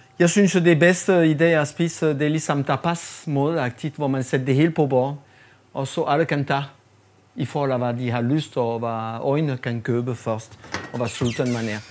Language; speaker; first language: Danish; non-native, fluent; French